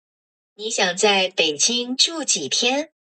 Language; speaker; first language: Chinese; non-native, learner; Kazakh